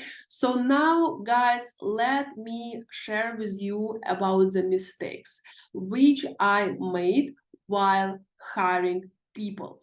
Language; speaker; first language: English; non-native, fluent; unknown